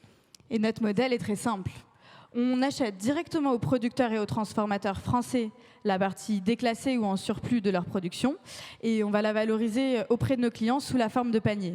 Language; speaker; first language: French; native; French